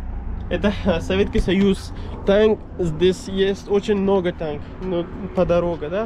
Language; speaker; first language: Russian; non-native, learner; Pashto